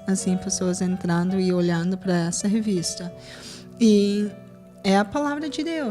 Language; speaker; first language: Portuguese; non-native, fluent; English